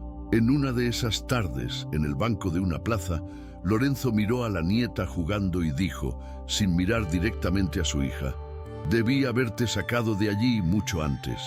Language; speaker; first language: Spanish; native; Spanish